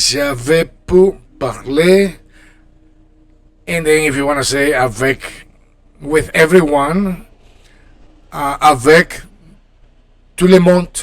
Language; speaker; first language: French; non-native, fluent; Spanish